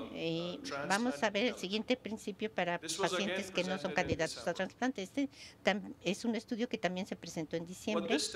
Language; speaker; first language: Spanish; non-native, fluent; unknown